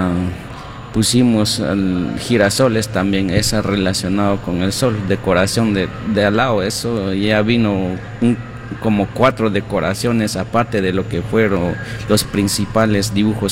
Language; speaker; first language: Spanish; non-native, local second language; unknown